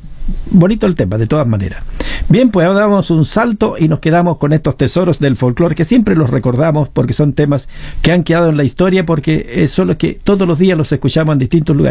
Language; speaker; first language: Spanish; native; Spanish